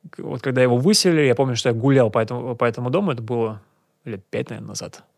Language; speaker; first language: Russian; native; Russian